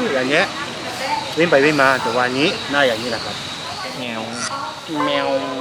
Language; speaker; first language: Thai; non-native, fluent; Japanese